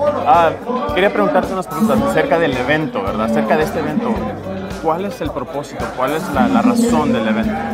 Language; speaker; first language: Spanish; native; Spanish